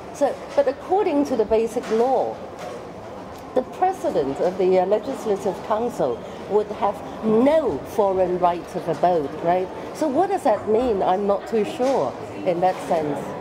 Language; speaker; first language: English; non-native, local second language; Cantonese